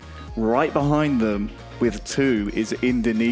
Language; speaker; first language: English; native; English